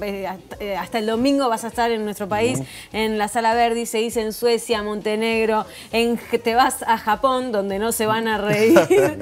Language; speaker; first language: Spanish; native; Spanish